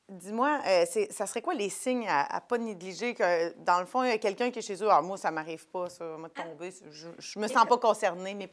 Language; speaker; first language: French; native; French